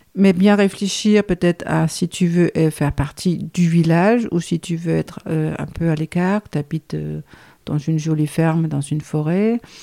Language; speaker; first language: French; non-native, fluent; Danish